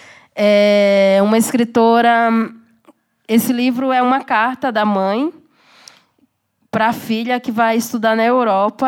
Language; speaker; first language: Portuguese; native; Portuguese